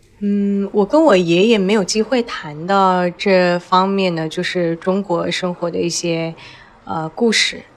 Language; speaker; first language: Chinese; native; Chinese